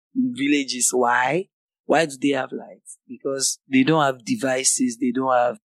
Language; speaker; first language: English; non-native, local second language; Yoruba